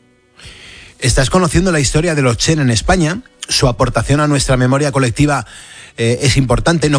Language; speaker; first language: Spanish; native; Spanish